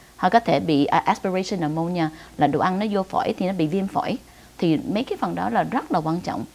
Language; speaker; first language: Vietnamese; early bilingual, heritage; Vietnamese